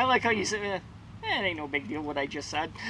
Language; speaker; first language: English; native; English